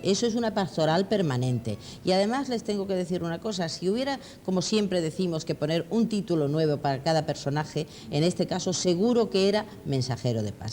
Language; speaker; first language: Spanish; native; Spanish